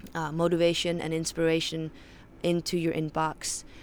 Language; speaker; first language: English; non-native, fluent; Faroese